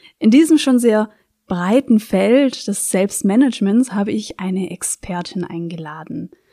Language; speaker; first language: German; native; German